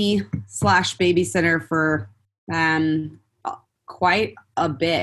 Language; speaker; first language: English; native; English